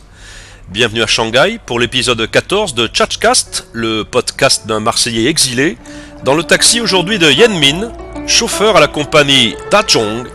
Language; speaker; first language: French; native; French